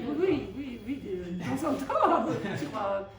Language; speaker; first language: French; non-native, fluent; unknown